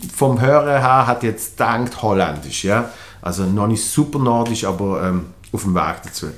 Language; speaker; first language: German; native; German